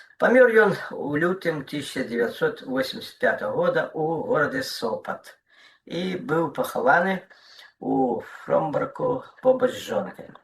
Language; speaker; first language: Belarusian; non-native, local second language; Russian